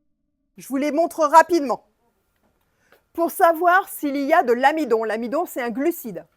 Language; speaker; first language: French; native; French